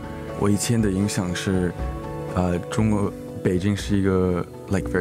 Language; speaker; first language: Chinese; early bilingual, heritage; English